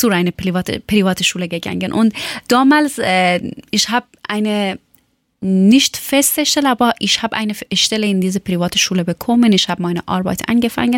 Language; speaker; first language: German; non-native, learner; Persian